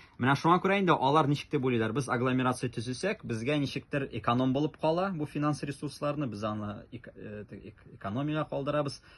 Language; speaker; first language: Tatar; native; Tatar